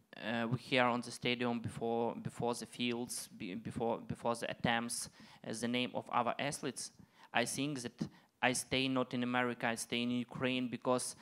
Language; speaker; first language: English; non-native, learner; Ukrainian